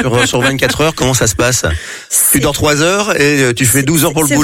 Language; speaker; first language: French; native; French